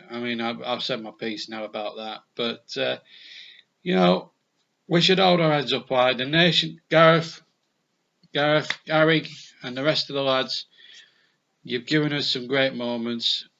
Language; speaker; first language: English; native; English